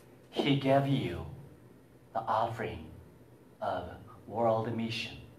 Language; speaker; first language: English; non-native, learner; Korean